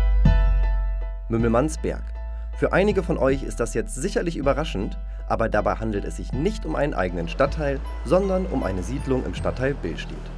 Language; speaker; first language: German; native; German